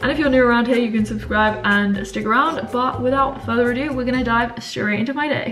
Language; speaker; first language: English; native; English